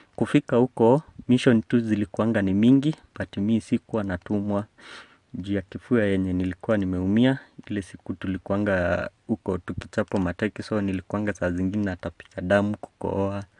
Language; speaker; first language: Swahili; non-native, local second language; Kamba